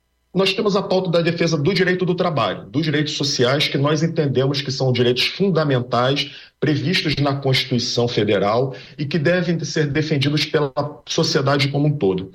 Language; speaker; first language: Portuguese; native; Portuguese